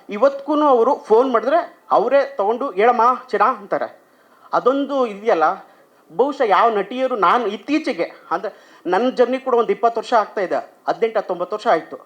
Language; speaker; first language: Kannada; native; Kannada